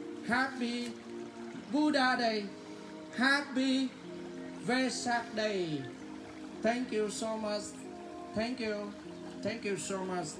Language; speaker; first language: English; non-native, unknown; Vietnamese